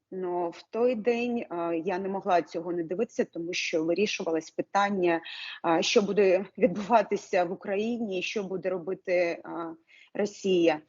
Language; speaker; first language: Ukrainian; non-native, local second language; Russian